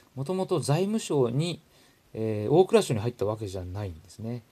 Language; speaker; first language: Japanese; native; Japanese